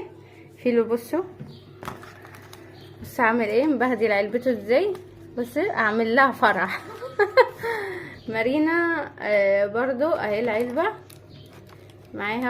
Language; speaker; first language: Arabic; native; Arabic